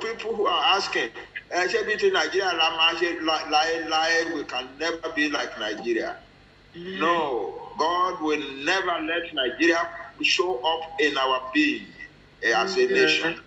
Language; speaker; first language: English; non-native, local second language; Yoruba